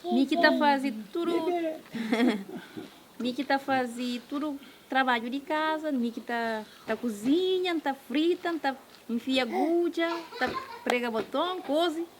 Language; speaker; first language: Portuguese; non-native, local second language; Kabuverdianu